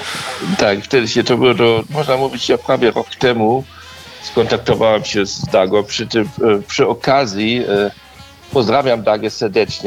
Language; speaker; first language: Polish; early bilingual, heritage; Polish